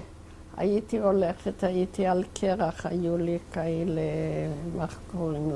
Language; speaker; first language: Hebrew; non-native, fluent; Yiddish